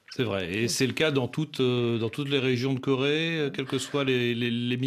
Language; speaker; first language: French; native; French